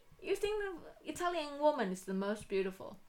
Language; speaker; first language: English; non-native, fluent; Chinese